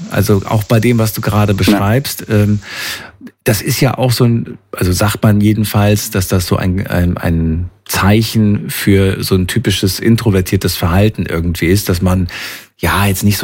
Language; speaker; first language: German; native; German